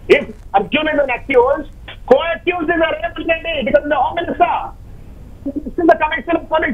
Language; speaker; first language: English; non-native, local second language; Telugu